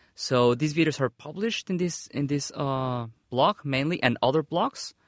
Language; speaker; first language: English; non-native, fluent; Spanish